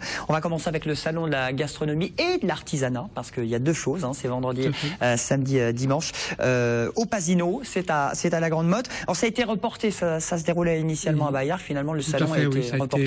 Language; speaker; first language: French; native; French